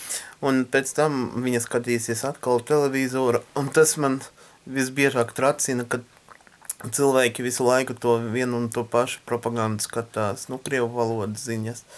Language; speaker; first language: Latvian; non-native, local second language; Russian